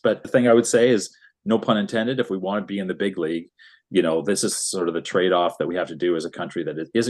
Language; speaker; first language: English; native; English